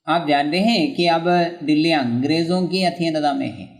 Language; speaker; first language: Hindi; non-native, local second language; Malayalam